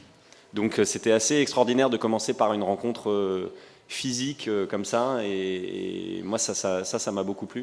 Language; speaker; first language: French; native; French